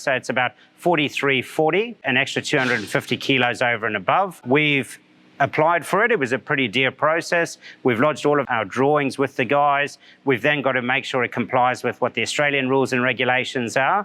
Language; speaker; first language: English; native; English